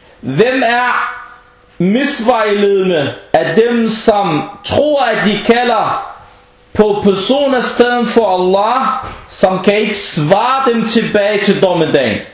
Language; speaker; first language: Danish; non-native, fluent; Arabic